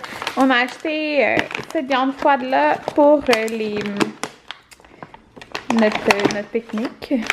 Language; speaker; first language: French; native; French